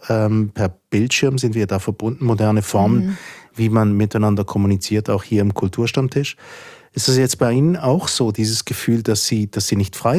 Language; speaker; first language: German; native; German